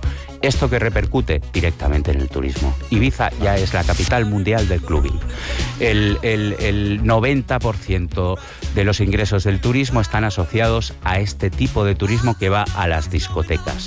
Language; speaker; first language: Spanish; native; Spanish